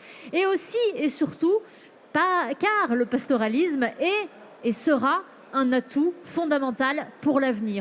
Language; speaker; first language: French; native; French